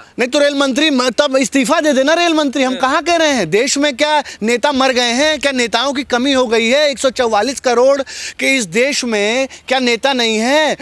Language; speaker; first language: Hindi; native; Hindi